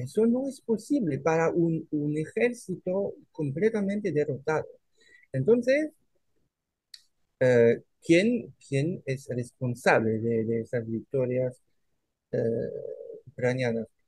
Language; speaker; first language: Spanish; non-native, fluent; French